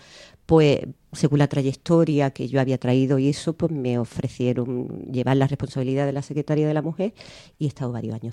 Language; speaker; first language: Spanish; native; Spanish